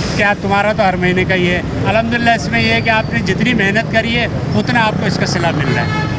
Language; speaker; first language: Urdu; native; Urdu